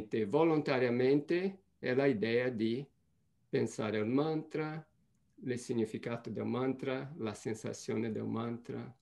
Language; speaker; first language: Italian; non-native, fluent; Portuguese